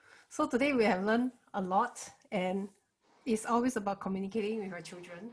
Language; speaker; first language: English; non-native, local second language; Chinese